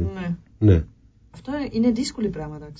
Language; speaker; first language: Greek; non-native, learner; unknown